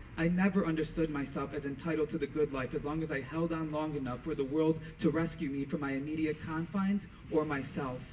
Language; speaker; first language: English; native; English